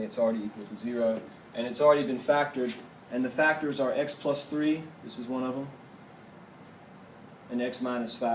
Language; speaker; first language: English; native; English